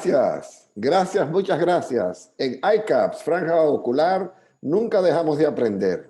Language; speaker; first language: Spanish; native; Spanish